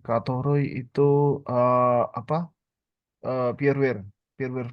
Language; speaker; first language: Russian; non-native, learner; Indonesian